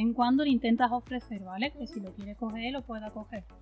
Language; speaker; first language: Spanish; native; Spanish